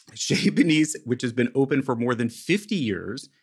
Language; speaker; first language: English; native; English